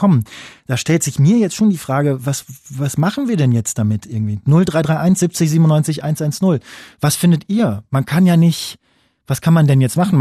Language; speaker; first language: German; native; German